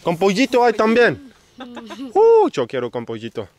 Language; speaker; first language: Spanish; non-native, learner; English